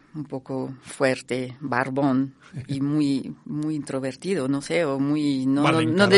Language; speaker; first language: Spanish; non-native, fluent; French